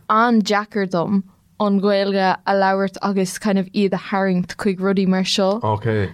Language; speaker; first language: Irish; non-native, local second language; English